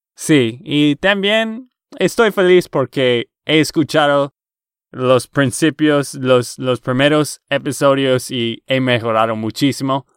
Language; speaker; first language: Spanish; non-native, learner; English